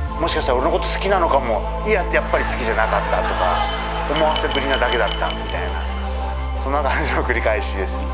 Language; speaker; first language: Japanese; native; Japanese